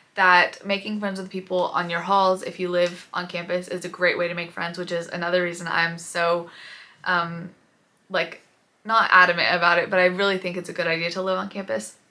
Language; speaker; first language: English; native; English